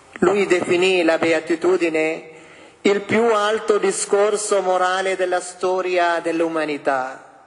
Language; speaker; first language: Italian; non-native, fluent; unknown